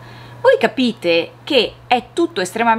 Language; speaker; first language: Italian; native; Italian